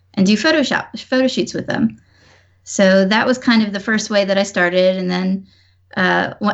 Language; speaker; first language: English; native; English